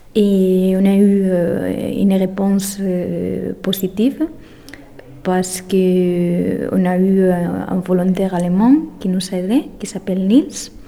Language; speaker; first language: French; non-native, fluent; Spanish